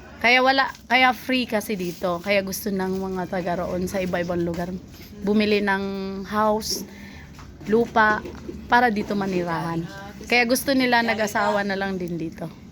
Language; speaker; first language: Filipino; non-native, local second language; Cebuano